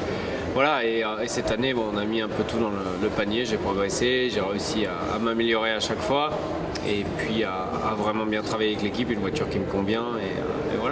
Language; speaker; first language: French; native; French